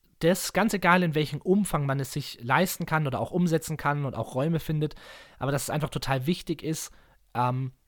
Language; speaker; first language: German; native; German